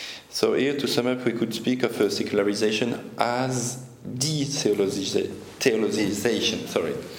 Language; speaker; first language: English; non-native, fluent; French